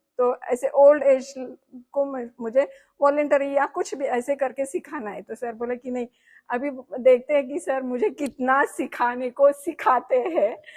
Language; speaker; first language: Hindi; non-native, local second language; Marathi